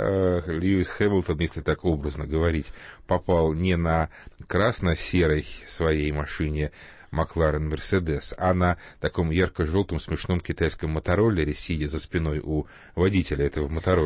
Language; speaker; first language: Russian; native; Russian